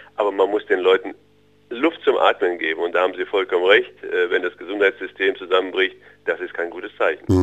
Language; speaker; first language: German; early bilingual, other home language; Russian